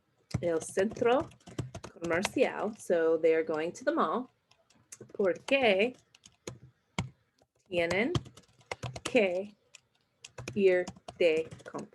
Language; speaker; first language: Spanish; non-native, fluent; English